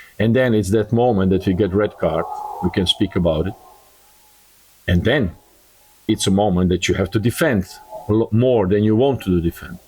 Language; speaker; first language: English; non-native, learner; Croatian